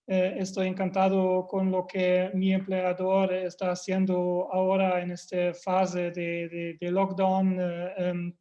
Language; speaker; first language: Spanish; non-native, fluent; German